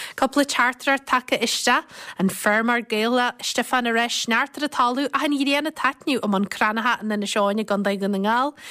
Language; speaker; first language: Irish; native; Irish